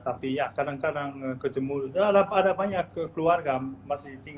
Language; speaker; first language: Indonesian; non-native, fluent; Dutch